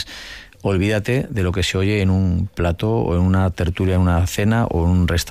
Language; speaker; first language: Spanish; native; Spanish